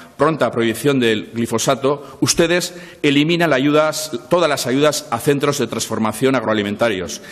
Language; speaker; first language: Spanish; native; Spanish